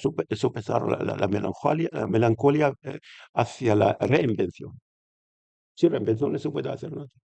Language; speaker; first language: Spanish; non-native, fluent; Arabic